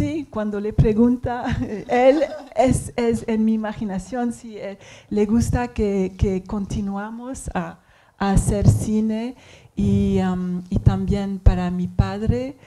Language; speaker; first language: Spanish; non-native, learner; English